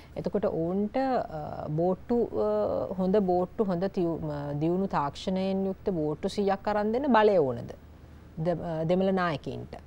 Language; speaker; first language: Sinhala; native; Sinhala